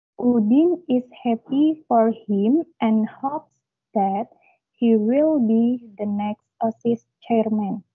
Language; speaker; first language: English; non-native, learner; Indonesian